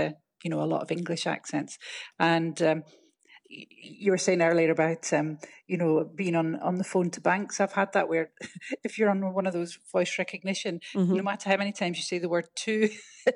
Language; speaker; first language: English; native; English